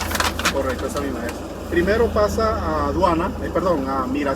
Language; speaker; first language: Spanish; native; Spanish